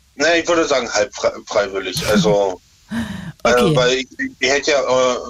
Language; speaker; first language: German; native; German